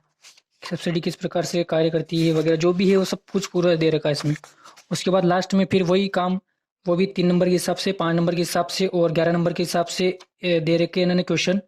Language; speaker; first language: Hindi; native; Hindi